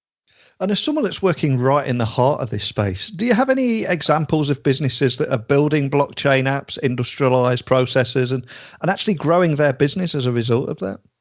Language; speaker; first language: English; native; English